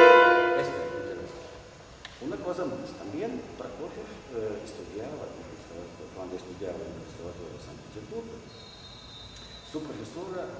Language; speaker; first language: Spanish; non-native, learner; Russian